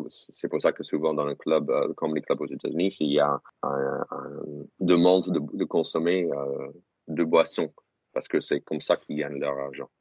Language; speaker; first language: French; non-native, fluent; English